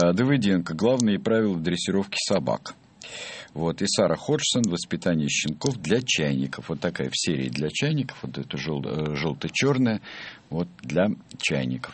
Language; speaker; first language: Russian; native; Russian